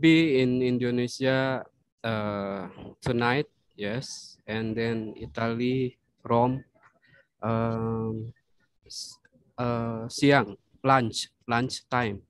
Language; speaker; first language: English; non-native, learner; Indonesian